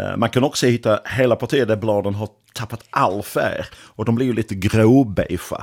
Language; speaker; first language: Swedish; non-native, fluent; English